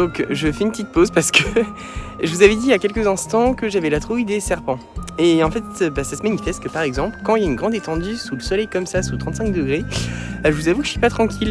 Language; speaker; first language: French; native; French